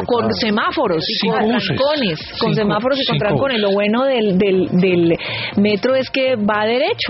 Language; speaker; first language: Spanish; native; Spanish